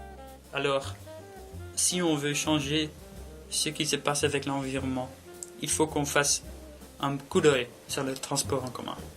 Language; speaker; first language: French; non-native, learner; English